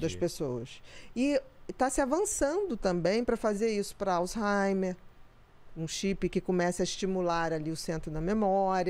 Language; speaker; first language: Portuguese; native; Portuguese